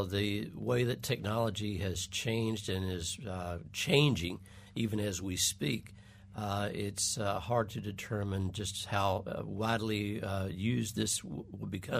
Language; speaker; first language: English; native; English